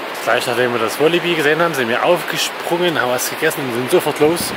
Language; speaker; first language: German; native; German